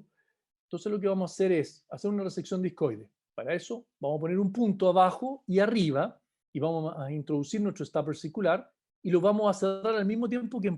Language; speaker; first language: Spanish; native; Spanish